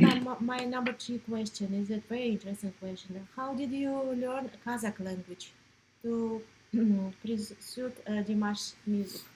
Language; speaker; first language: English; non-native, learner; Russian